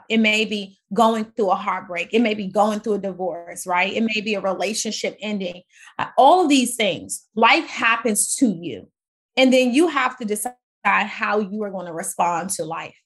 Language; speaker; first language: English; native; English